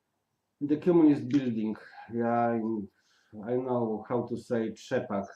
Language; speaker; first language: English; non-native, learner; Polish